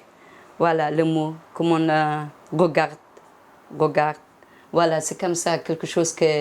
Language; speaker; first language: French; non-native, learner; Persian